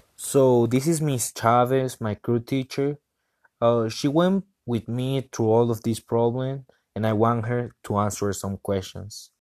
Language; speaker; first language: English; non-native, fluent; Spanish